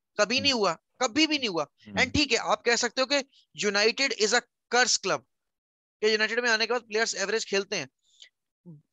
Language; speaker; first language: Hindi; native; Hindi